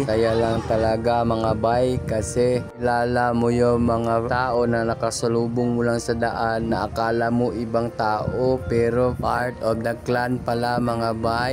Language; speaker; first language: Filipino; non-native, local second language; Cebuano